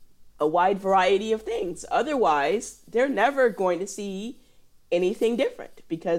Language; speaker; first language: English; native; English